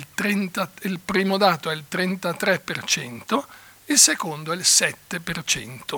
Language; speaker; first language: Italian; native; Italian